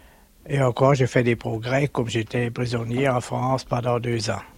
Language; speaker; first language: French; early bilingual, heritage; German